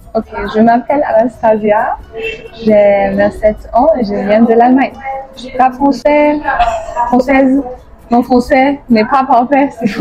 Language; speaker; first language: French; non-native, fluent; German